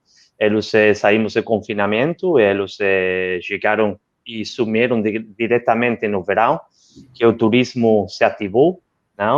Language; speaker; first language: Portuguese; non-native, learner; Spanish